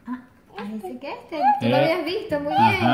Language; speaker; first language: Spanish; native; Spanish